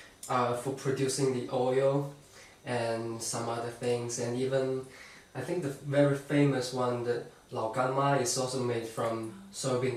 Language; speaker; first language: English; non-native, fluent; Chinese